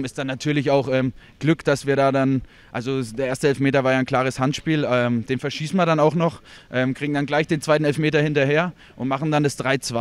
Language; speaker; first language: German; native; German